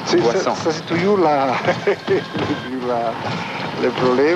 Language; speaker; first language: French; non-native, fluent; Spanish